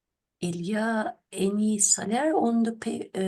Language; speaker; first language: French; non-native, learner; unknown